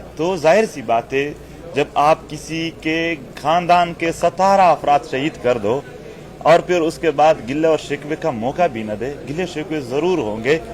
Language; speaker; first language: Urdu; non-native, local second language; Pashto